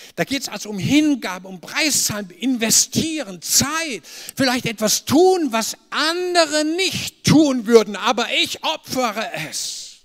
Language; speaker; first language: German; native; German